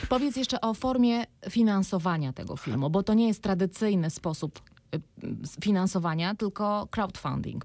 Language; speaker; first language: Polish; native; Polish